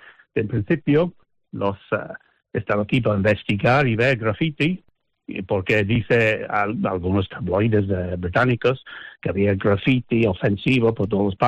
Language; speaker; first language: Spanish; non-native, fluent; English